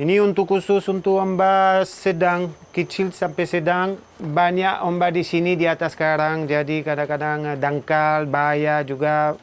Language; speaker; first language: Indonesian; non-native, fluent; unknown